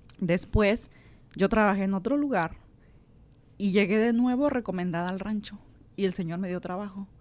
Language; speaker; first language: Spanish; native; Spanish